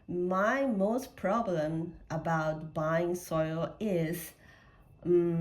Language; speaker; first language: English; non-native, learner; Japanese